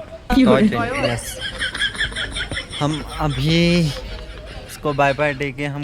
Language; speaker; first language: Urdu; non-native, local second language; Assamese